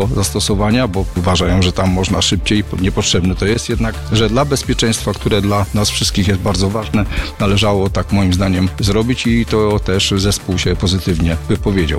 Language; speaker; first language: Polish; native; Polish